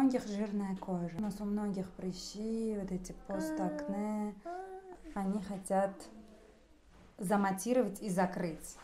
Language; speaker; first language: Russian; non-native, local second language; Uzbek